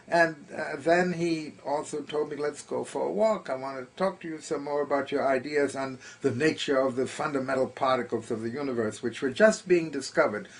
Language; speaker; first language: English; early bilingual, other home language; German